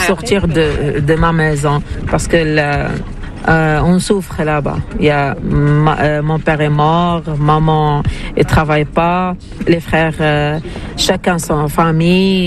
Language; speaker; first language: French; non-native, learner; Arabic